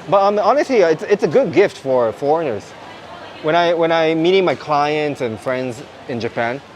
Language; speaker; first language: English; non-native, fluent; Japanese